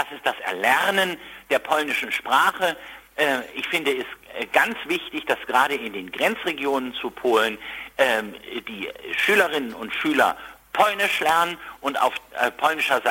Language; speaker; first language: German; native; German